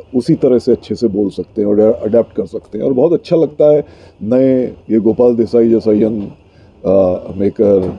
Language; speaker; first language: Hindi; native; Hindi